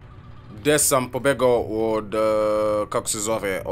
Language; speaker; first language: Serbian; early bilingual, heritage; English